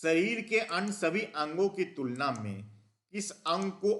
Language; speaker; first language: Hindi; native; Hindi